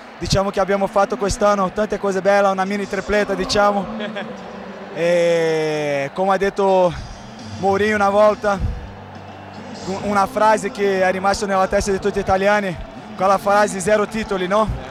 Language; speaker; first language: Italian; non-native, fluent; Portuguese